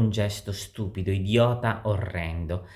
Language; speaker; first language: Italian; native; Italian